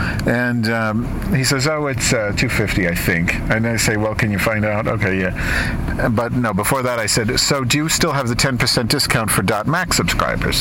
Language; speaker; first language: English; native; English